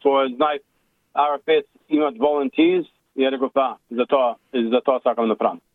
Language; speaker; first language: Macedonian; early bilingual, heritage; Macedonian